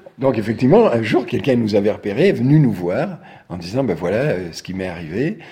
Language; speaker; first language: French; native; French